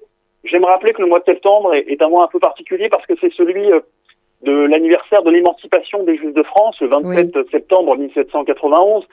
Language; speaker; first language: French; native; French